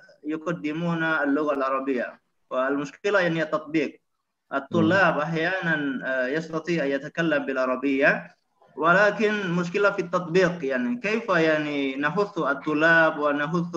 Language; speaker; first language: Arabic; non-native, learner; Indonesian